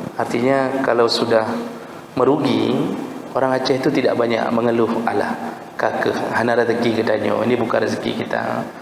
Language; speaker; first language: Malay; non-native, local second language; Achinese